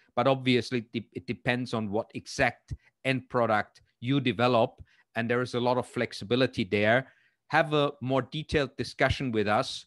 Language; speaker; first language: English; non-native, fluent; German